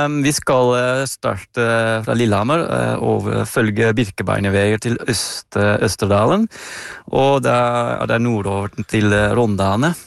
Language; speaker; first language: Norwegian; non-native, fluent; Dutch